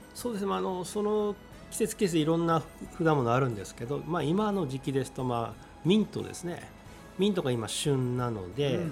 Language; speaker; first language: Japanese; native; Japanese